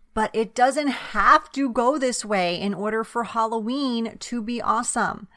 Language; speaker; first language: English; native; English